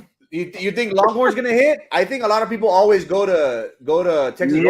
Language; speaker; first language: English; early bilingual, other home language; Spanish